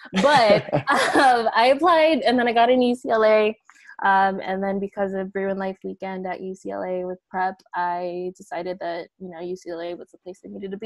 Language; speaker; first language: English; native; English